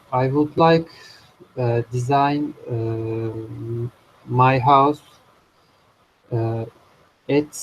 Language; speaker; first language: English; non-native, learner; Turkish